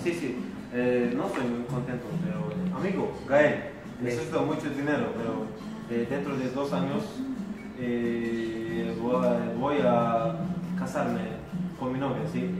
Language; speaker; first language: Spanish; non-native, learner; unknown